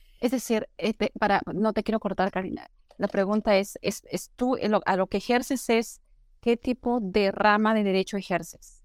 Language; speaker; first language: Spanish; native; Spanish